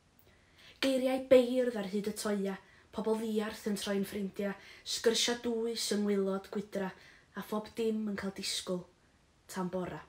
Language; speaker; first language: Welsh; native; Welsh